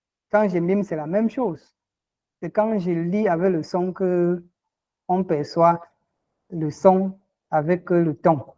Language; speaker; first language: French; non-native, local second language; Ghomala